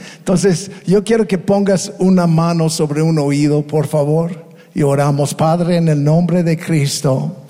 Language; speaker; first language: Spanish; non-native, fluent; English